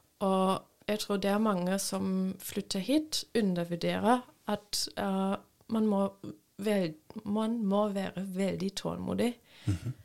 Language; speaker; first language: Norwegian; non-native, fluent; German